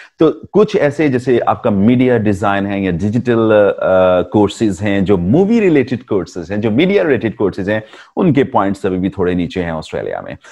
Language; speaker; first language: Urdu; non-native, local second language; Punjabi